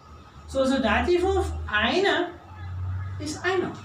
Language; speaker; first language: German; non-native, fluent; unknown